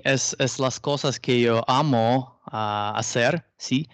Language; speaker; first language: Spanish; non-native, learner; Russian